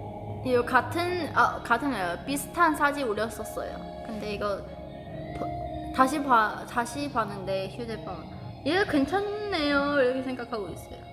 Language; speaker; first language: Korean; non-native, learner; Chinese